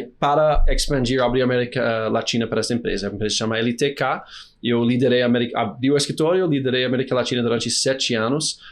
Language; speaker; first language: Portuguese; non-native, fluent; English